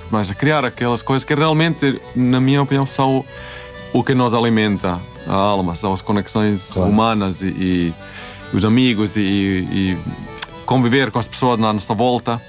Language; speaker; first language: Portuguese; non-native, fluent; Swedish